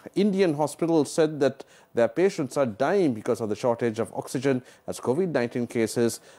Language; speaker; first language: English; non-native, local second language; Sinhala